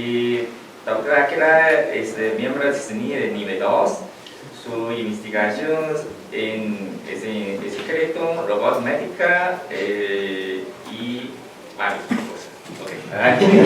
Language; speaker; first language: Spanish; non-native, learner; Chinese